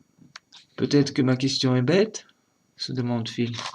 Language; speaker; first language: French; non-native, learner; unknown